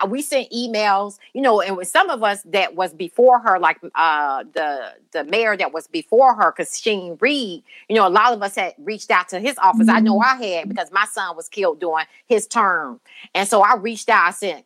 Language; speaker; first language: English; native; English